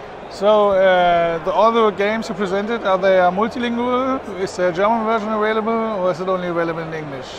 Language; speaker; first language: English; non-native, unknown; German